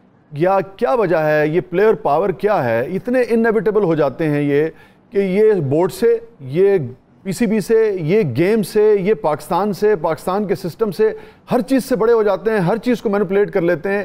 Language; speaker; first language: Urdu; native; Urdu